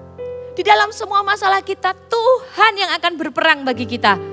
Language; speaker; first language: Indonesian; native; Indonesian